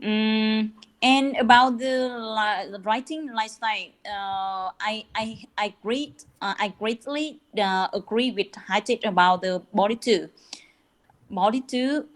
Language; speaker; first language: English; non-native, learner; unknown